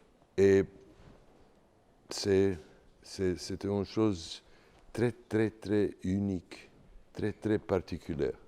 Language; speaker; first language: French; non-native, learner; Serbian